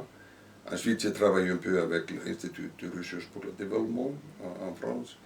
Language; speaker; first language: French; non-native, fluent; Icelandic